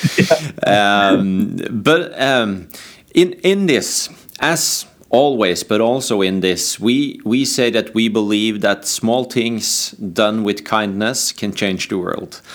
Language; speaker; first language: English; non-native, fluent; Norwegian